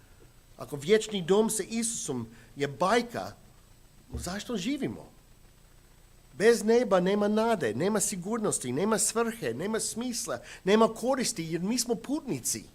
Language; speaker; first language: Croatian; non-native, fluent; English